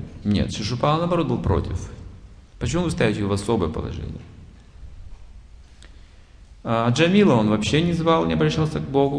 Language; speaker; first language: Russian; native; Russian